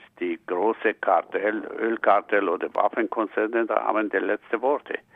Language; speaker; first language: German; non-native, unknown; Persian